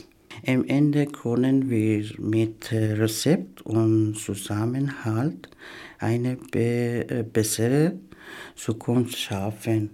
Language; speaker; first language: German; non-native, learner; Persian